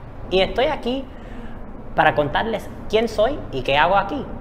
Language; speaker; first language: Spanish; early bilingual, heritage; Spanish